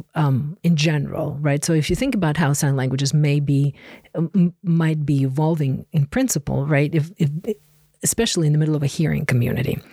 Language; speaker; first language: English; non-native, fluent; Ukrainian